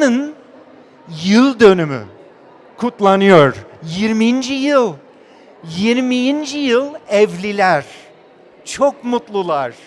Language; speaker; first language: Turkish; non-native, learner; English